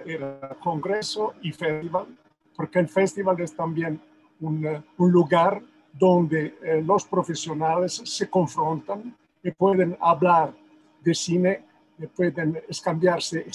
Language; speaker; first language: Spanish; non-native, fluent; Italian